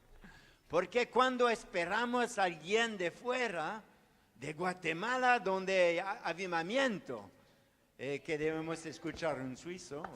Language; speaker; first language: Spanish; non-native, learner; French